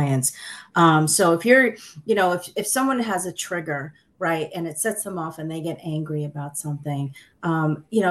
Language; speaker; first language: English; early bilingual, other home language; Sicilian